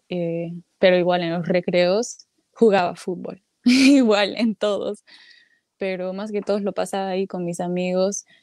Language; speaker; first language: Spanish; native; Spanish